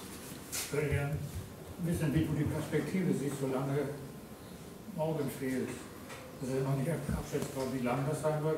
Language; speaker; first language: German; native; German